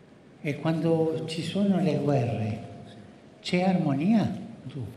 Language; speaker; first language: Italian; non-native, fluent; Spanish